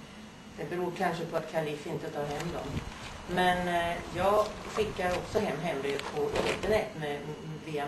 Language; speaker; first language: Swedish; native; Swedish